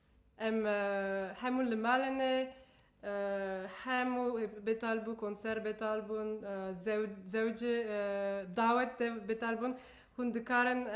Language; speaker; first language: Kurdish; non-native, learner; French